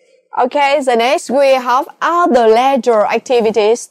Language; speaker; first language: English; non-native, fluent; Vietnamese